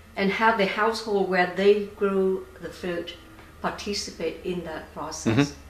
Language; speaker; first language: English; non-native, fluent; Vietnamese